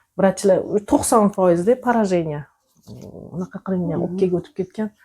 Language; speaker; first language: Uzbek; native; Uzbek